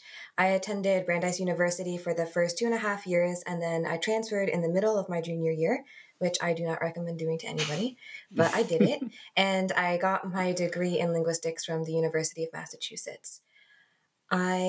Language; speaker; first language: English; native; English